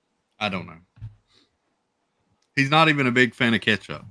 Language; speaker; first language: English; native; English